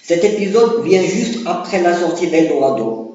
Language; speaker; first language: French; non-native, local second language; Arabic